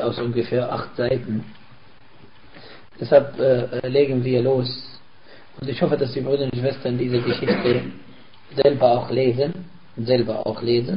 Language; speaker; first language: German; non-native, fluent; Arabic